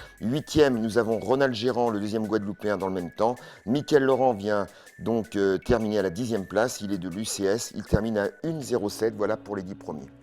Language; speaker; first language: French; native; French